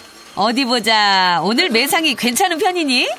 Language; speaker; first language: Korean; native; Korean